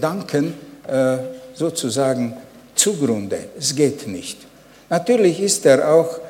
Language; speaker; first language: German; non-native, fluent; Hungarian